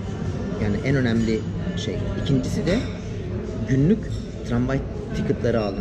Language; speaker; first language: Turkish; native; Turkish